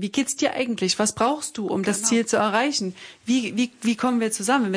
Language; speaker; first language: German; native; German